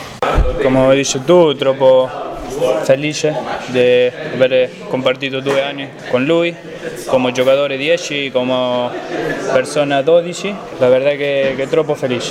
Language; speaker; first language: Italian; non-native, learner; Spanish